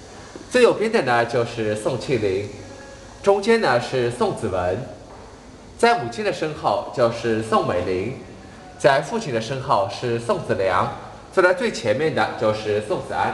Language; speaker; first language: Chinese; native; Chinese